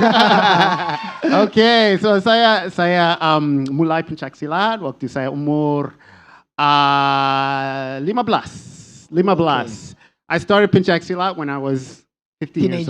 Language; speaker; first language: Indonesian; non-native, learner; English